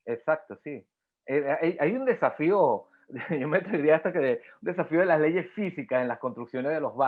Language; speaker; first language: Spanish; native; Spanish